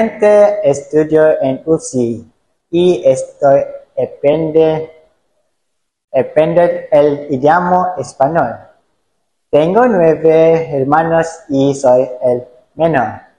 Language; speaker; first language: Spanish; non-native, learner; Malay